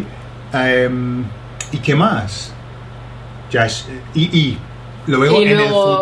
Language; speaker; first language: Spanish; non-native, fluent; English